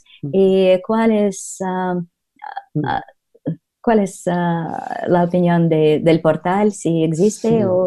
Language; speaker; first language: Spanish; non-native, learner; Russian